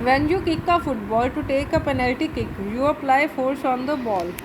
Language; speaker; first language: English; non-native, local second language; Punjabi